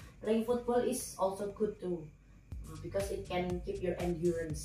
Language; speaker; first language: English; non-native, fluent; Indonesian